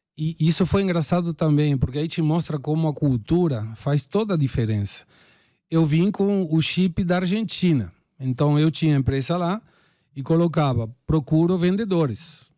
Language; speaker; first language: Portuguese; non-native, fluent; Spanish